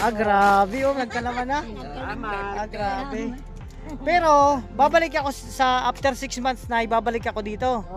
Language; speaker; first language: Filipino; non-native, local second language; Cebuano